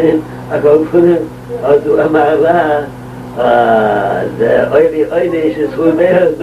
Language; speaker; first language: Hebrew; non-native, local second language; Yiddish